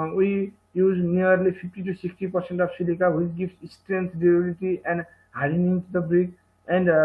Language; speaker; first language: English; non-native, local second language; Nepali